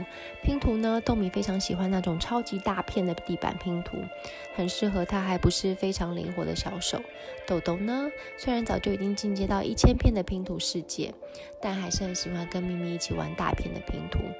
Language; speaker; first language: Chinese; native; Chinese